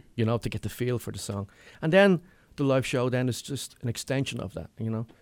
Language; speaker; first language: English; native; English